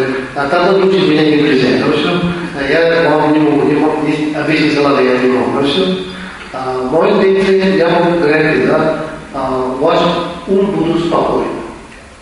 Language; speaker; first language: Russian; non-native, learner; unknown